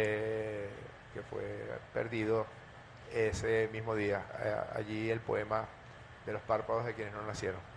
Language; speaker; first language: Spanish; native; Spanish